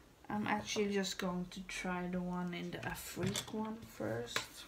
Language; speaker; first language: English; non-native, fluent; Swedish